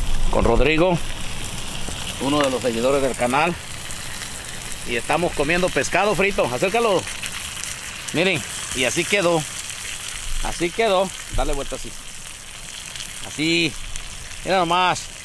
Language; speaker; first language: Spanish; native; Spanish